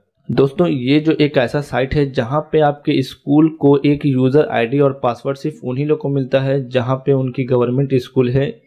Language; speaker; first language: Hindi; native; Hindi